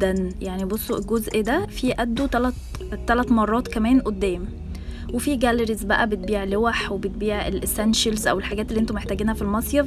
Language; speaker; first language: Arabic; native; Arabic